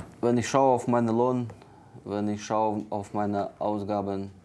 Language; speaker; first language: German; non-native, local second language; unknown